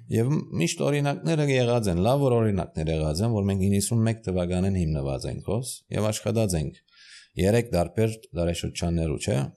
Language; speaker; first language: Armenian; early bilingual, heritage; Armenian